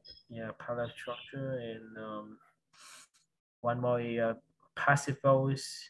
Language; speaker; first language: English; non-native, learner; Vietnamese